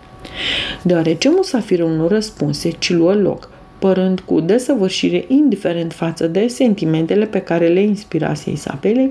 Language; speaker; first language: Romanian; native; Romanian